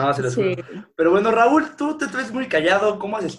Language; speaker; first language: Spanish; native; Spanish